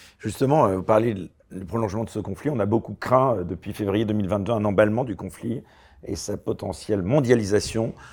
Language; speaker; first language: French; native; French